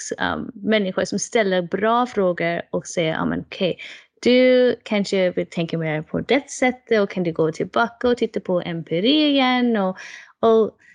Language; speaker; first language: Swedish; non-native, fluent; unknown